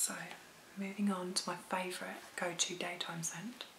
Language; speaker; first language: English; native; English